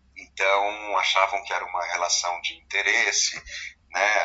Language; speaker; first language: Portuguese; native; Portuguese